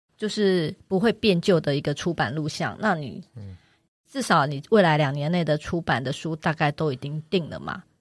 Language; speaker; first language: Chinese; native; Chinese